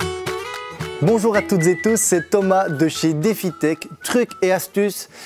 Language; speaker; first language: French; native; French